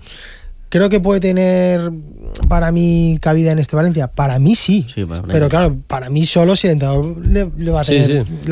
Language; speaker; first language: Spanish; native; Spanish